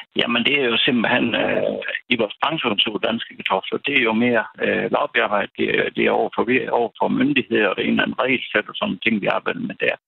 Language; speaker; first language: Danish; native; Danish